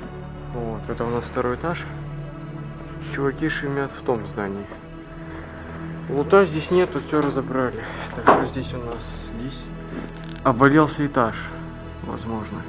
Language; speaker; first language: Russian; native; Russian